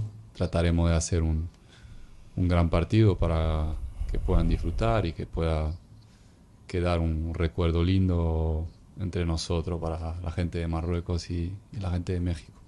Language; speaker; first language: Spanish; non-native, fluent; Arabic